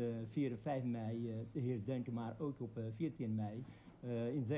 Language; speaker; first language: Dutch; non-native, fluent; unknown